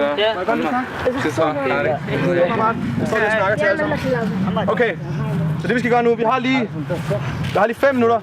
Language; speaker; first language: Danish; native; Danish